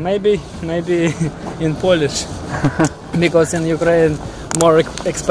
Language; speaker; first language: English; non-native, learner; Ukrainian